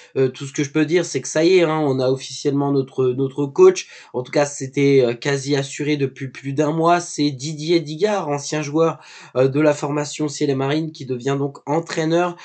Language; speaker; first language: French; native; French